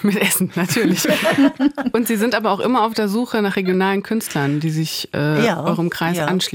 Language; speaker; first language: German; native; German